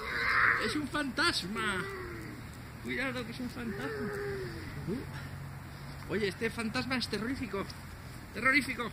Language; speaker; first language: Spanish; native; Spanish